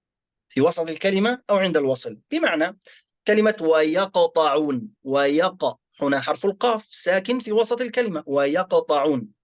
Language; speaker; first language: Arabic; native; Arabic